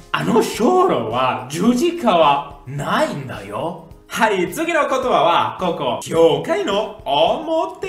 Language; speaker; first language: Japanese; non-native, fluent; Italian